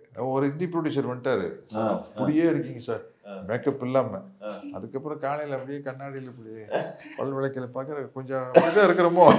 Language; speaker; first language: Tamil; native; Tamil